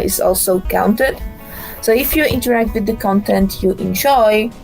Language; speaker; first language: English; non-native, fluent; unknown